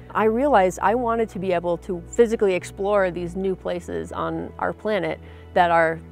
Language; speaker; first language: English; native; English